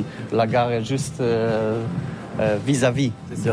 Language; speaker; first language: French; non-native, learner; Polish